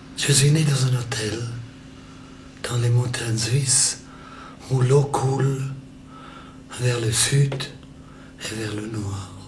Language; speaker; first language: French; non-native, local second language; German